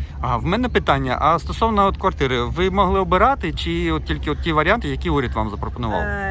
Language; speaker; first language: Ukrainian; native; Ukrainian